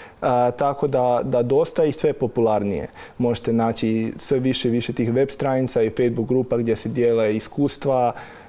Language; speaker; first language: Croatian; native; Croatian